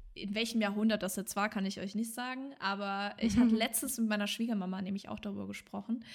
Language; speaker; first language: German; native; German